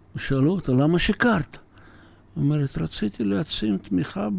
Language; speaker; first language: Hebrew; non-native, fluent; Russian